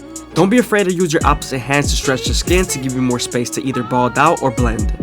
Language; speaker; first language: English; native; English